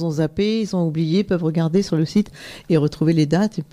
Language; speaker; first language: French; native; French